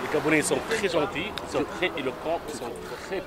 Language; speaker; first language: French; non-native, local second language; Arabic